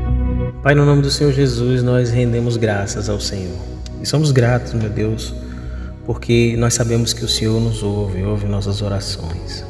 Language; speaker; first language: Portuguese; native; Portuguese